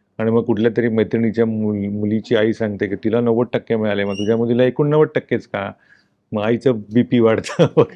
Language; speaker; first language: Marathi; native; Marathi